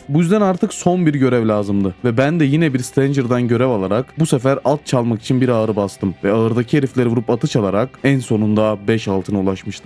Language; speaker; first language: Turkish; native; Turkish